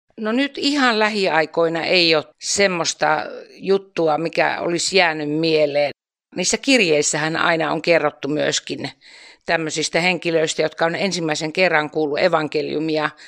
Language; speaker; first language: Finnish; native; Finnish